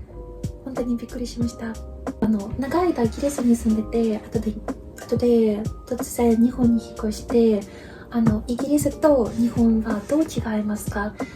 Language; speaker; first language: Japanese; non-native, learner; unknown